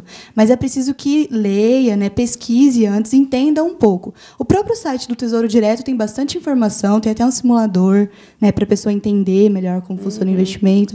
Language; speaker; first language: Portuguese; native; Portuguese